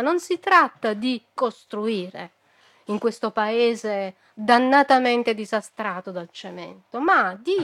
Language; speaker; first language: Italian; native; Italian